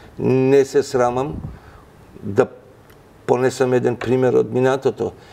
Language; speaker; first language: Macedonian; non-native, local second language; Albanian